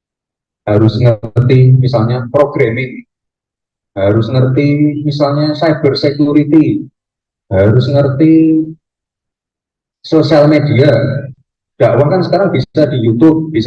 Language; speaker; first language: Indonesian; native; Indonesian